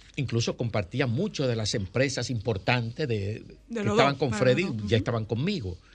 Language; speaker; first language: Spanish; native; Spanish